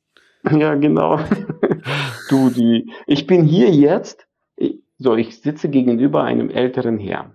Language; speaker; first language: German; non-native, fluent; Arabic